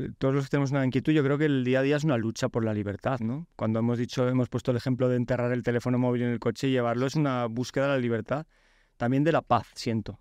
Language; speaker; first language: Spanish; early bilingual, other home language; Polish